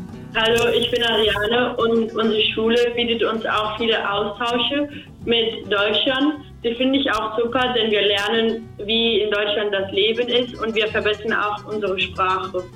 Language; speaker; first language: German; early bilingual, heritage; German